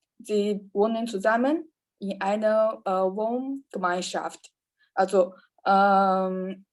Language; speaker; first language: German; non-native, learner; Chinese